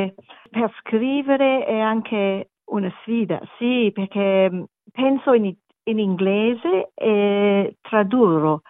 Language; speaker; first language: Italian; non-native, learner; German